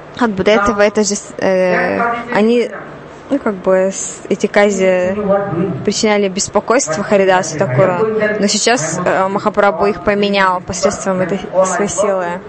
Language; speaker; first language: Russian; non-native, learner; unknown